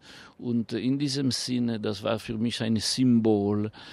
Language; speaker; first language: German; non-native, fluent; Italian